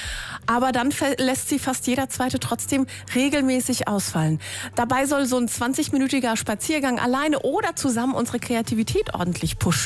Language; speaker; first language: German; native; German